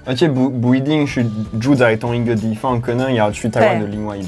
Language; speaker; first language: Chinese; non-native, fluent; French